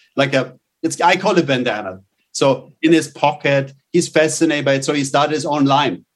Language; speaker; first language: English; non-native, fluent; German